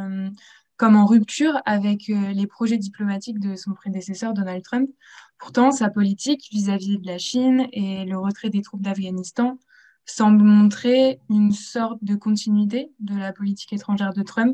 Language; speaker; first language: French; native; French